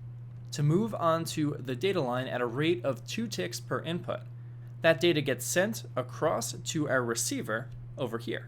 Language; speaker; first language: English; native; English